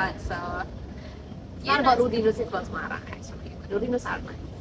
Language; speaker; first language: English; non-native, learner; Indonesian